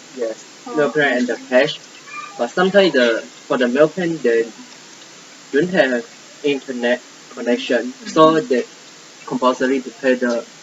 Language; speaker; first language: English; non-native, local second language; Malay